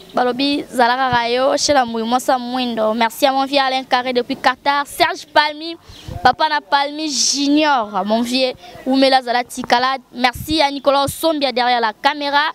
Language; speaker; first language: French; non-native, local second language; Lingala